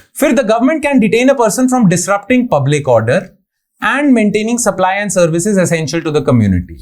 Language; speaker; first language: English; non-native, local second language; Punjabi